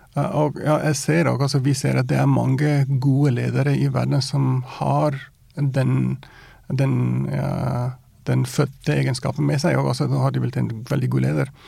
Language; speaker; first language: Norwegian; non-native, fluent; Persian